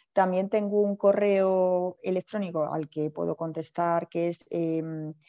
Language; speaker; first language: Spanish; native; Spanish